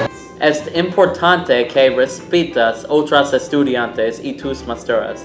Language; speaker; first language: Spanish; non-native, learner; English